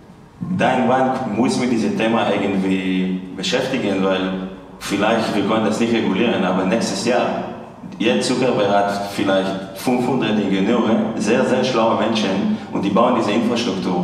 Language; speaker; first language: German; non-native, fluent; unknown